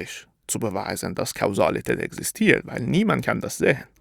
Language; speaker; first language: German; non-native, fluent; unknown